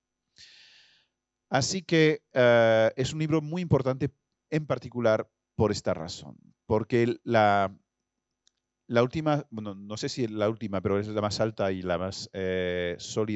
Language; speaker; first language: Spanish; non-native, fluent; French